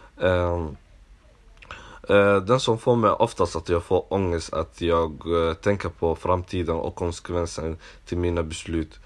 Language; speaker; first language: Swedish; non-native, local second language; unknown